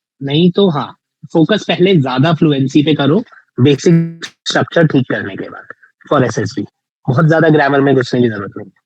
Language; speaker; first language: Hindi; native; Hindi